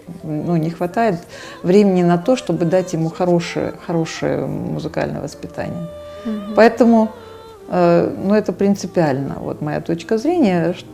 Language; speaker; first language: Russian; native; Russian